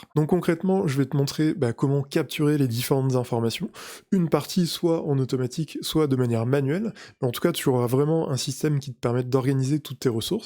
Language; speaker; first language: French; native; French